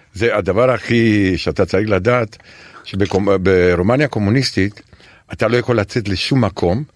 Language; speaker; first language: Hebrew; non-native, fluent; Romanian